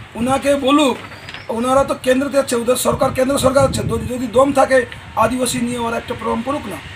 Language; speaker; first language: Bangla; non-native, local second language; Nepali